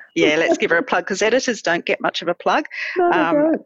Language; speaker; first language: English; native; English